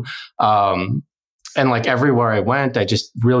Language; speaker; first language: English; early bilingual, other home language; Korean